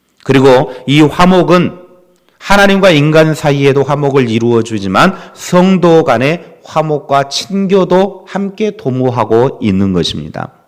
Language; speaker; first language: Korean; native; Korean